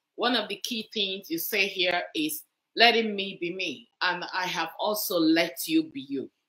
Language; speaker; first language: English; non-native, local second language; Igbo